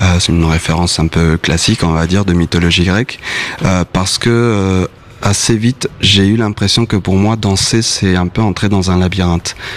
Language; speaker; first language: French; non-native, fluent; Spanish